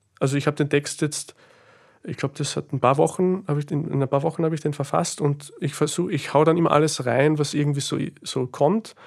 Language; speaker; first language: German; native; German